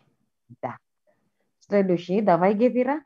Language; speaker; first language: Russian; non-native, fluent; Indonesian